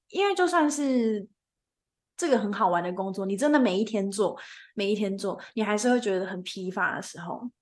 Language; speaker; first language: Chinese; native; Chinese